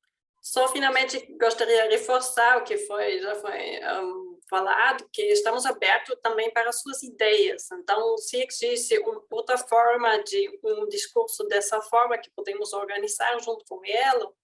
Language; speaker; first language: Portuguese; non-native, fluent; German